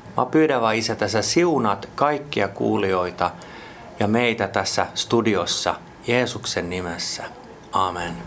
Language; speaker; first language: Finnish; non-native, local second language; Swedish